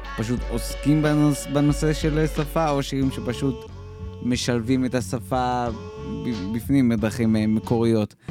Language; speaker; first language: Hebrew; native; Hebrew